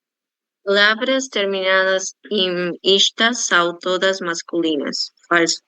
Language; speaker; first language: Portuguese; non-native, learner; Spanish